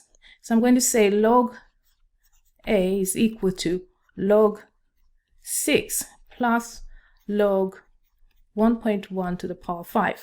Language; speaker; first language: English; non-native, local second language; Swahili